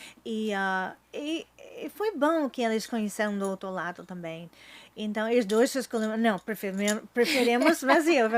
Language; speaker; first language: Portuguese; non-native, fluent; English